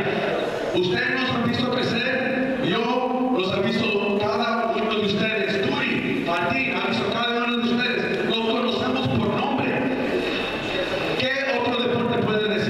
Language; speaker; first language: Spanish; early bilingual, heritage; Spanish